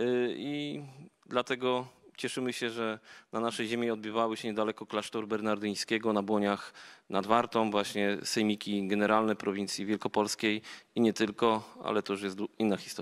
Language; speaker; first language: Polish; native; Polish